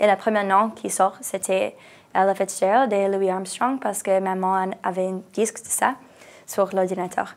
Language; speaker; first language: French; non-native, local second language; English